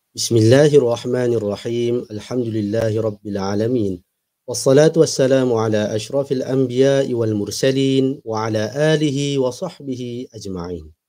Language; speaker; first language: Malay; native; Malay